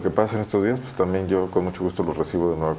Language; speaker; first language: Spanish; native; Spanish